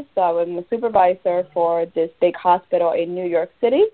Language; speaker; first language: English; early bilingual, other home language; Spanish